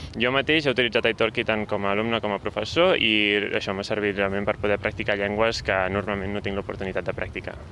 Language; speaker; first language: Catalan; native; Catalan